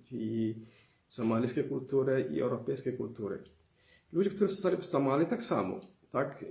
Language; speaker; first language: Polish; non-native, fluent; Somali